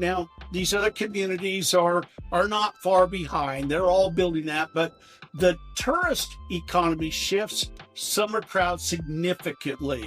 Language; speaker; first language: English; native; English